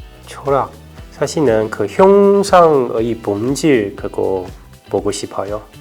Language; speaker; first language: Korean; non-native, learner; Chinese